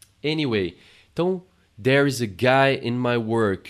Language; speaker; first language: English; non-native, fluent; Portuguese